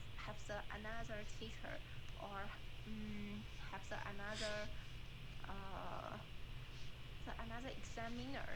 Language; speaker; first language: English; non-native, learner; Chinese